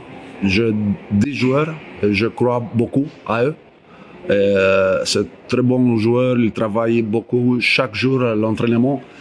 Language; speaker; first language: French; non-native, fluent; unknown